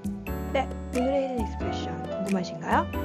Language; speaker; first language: Korean; native; Korean